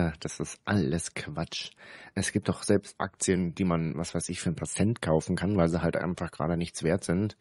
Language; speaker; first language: German; native; German